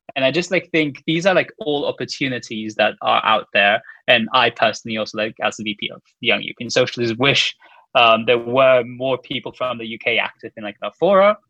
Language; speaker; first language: English; non-native, fluent; Luxembourgish